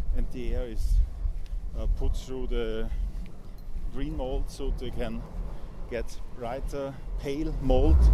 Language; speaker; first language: English; non-native, fluent; German